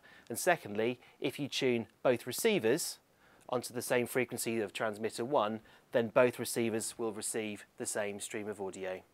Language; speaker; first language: English; native; English